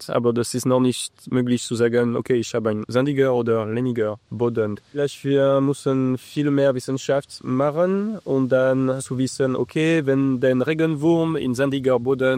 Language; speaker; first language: German; non-native, learner; English